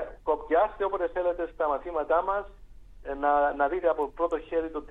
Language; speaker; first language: Greek; native; Greek